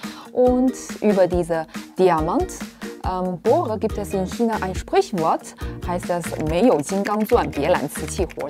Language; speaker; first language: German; non-native, fluent; Chinese